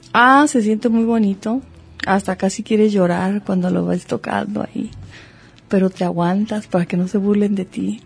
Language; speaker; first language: Spanish; native; Spanish